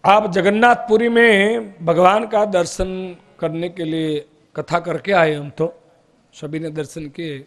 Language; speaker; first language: Hindi; non-native, local second language; Gujarati